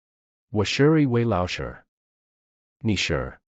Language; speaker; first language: Chinese; non-native, fluent; English